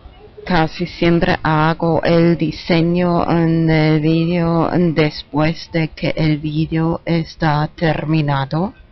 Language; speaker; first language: Spanish; non-native, fluent; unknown